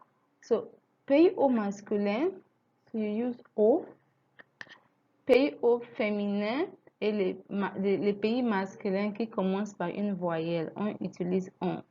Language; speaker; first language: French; non-native, fluent; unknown